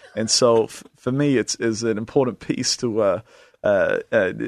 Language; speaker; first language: English; native; English